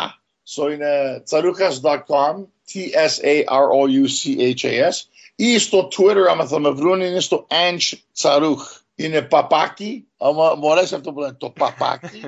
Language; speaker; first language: Greek; early bilingual, heritage; Greek